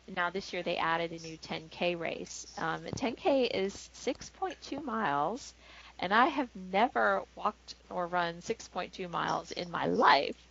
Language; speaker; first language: English; native; English